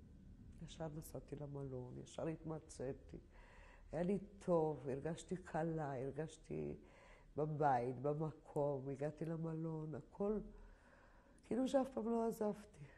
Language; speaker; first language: Hebrew; non-native, fluent; Polish